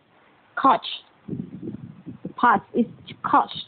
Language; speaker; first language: English; non-native, learner; Vietnamese